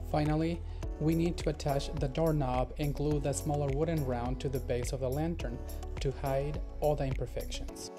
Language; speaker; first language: English; non-native, fluent; Spanish